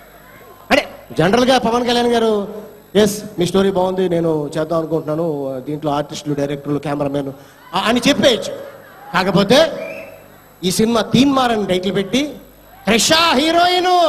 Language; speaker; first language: Telugu; native; Telugu